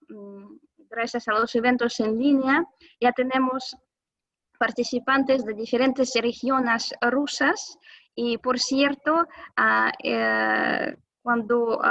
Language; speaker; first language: Spanish; non-native, fluent; Russian